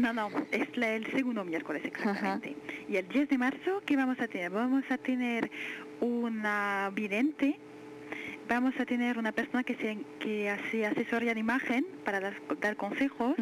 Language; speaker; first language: Spanish; non-native, fluent; French